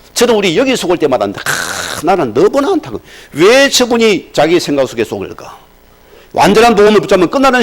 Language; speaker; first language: Korean; native; Korean